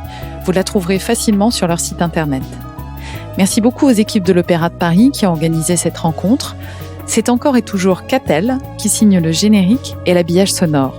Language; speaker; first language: French; native; French